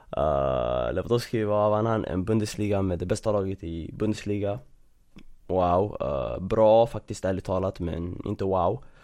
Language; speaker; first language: Swedish; early bilingual, other home language; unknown